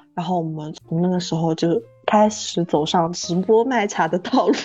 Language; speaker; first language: Chinese; native; Chinese